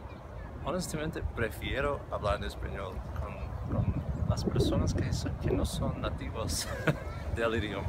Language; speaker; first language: Spanish; non-native, fluent; English